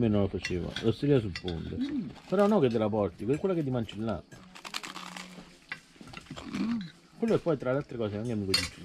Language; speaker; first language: Italian; native; Italian